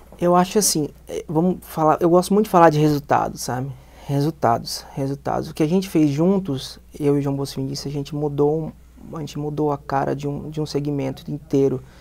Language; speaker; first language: Portuguese; native; Portuguese